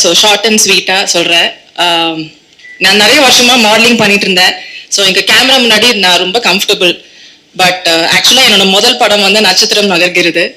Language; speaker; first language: Tamil; non-native, learner; Malayalam